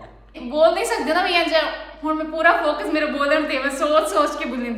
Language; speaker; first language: Punjabi; early bilingual, heritage; Urdu